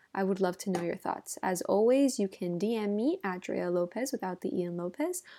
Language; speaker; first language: English; native; English